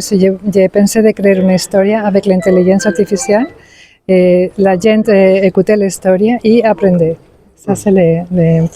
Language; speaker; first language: French; non-native, learner; Spanish